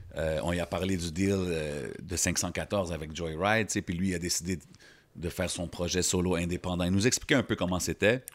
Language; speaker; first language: French; early bilingual, other home language; Arabic